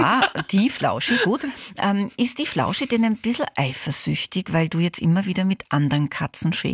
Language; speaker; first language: German; native; German